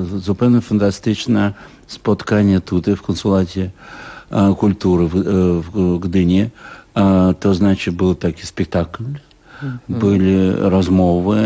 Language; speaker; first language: Polish; non-native, fluent; Russian